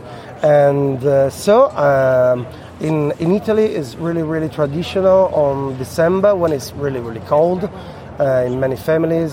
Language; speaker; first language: English; non-native, fluent; Italian